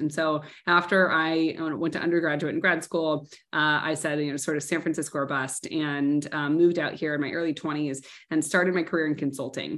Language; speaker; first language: English; native; English